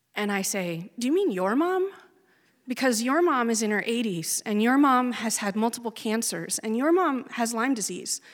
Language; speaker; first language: English; native; English